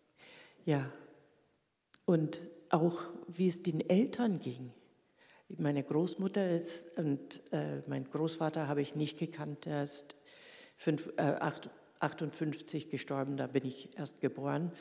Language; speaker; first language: German; early bilingual, heritage; German